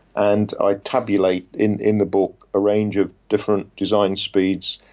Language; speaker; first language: English; native; English